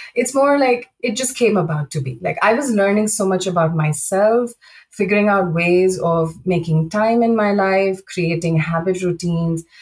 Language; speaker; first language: English; non-native, local second language; Telugu